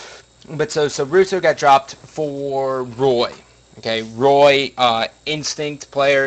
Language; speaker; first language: English; native; English